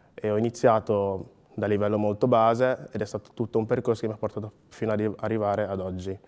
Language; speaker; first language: Italian; early bilingual, other home language; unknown